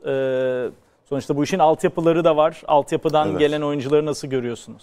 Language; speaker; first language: Turkish; native; Turkish